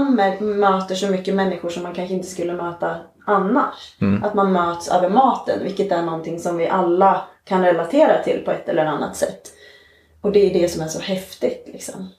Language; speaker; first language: Swedish; native; Swedish